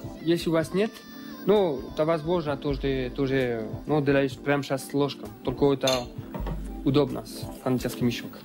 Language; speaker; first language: Russian; non-native, learner; French